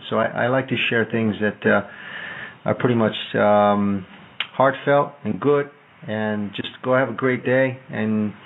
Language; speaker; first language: English; non-native, fluent; Italian